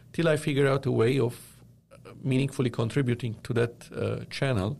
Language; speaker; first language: English; non-native, fluent; Arabic